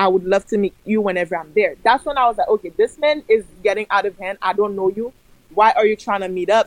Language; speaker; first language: English; early bilingual, other home language; Haitian Creole